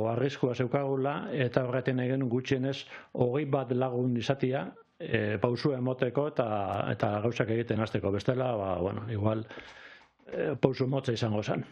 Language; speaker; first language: Basque; native; Basque